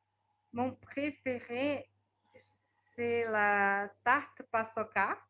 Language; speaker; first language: French; non-native, fluent; Portuguese